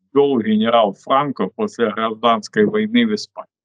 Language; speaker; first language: Russian; non-native, local second language; Ukrainian